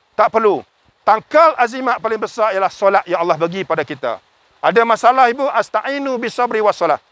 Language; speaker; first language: Malay; native; Malay